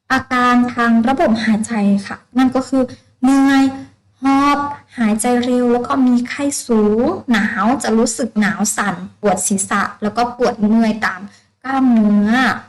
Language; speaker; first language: Thai; native; Thai